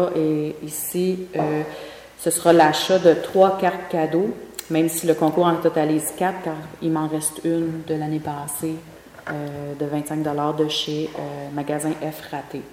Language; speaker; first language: French; native; French